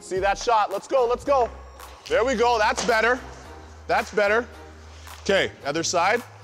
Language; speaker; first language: English; native; English